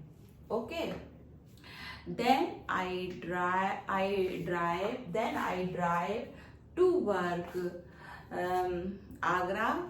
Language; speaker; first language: English; non-native, learner; Hindi